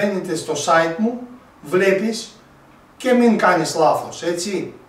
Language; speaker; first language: Greek; non-native, fluent; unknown